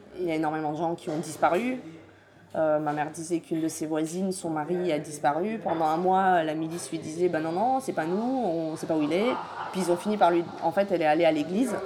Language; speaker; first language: French; early bilingual, other home language; Polish